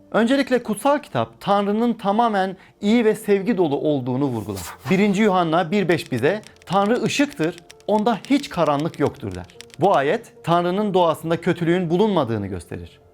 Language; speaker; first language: Turkish; native; Turkish